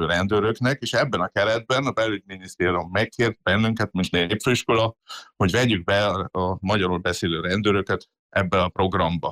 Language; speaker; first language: Hungarian; native; Hungarian